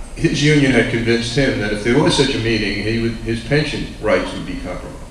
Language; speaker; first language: English; native; English